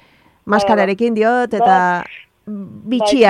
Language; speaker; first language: Basque; native; Basque